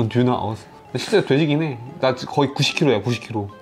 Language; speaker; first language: German; non-native, learner; Korean